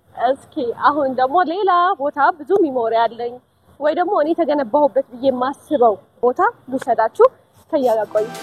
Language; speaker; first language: Amharic; non-native, local second language; Tigrinya